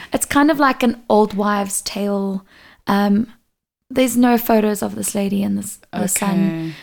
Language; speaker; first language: English; non-native, local second language; Portuguese